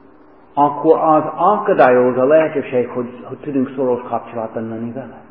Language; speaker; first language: Hungarian; non-native, fluent; English